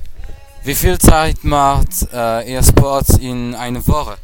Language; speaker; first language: German; non-native, learner; French